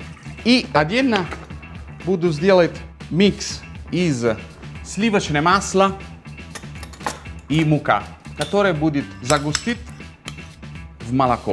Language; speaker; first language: Russian; non-native, fluent; Italian